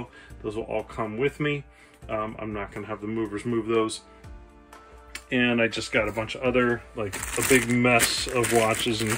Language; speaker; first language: English; native; English